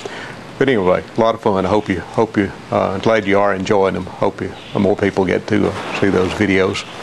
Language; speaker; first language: English; native; English